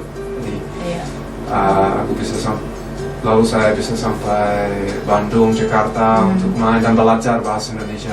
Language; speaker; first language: Indonesian; non-native, fluent; English